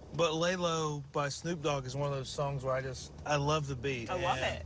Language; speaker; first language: English; native; English